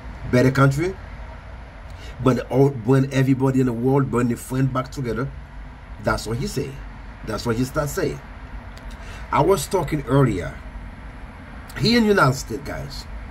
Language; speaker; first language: English; non-native, fluent; Haitian Creole